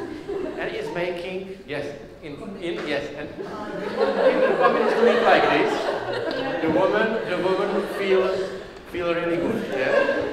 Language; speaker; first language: English; non-native, learner; Czech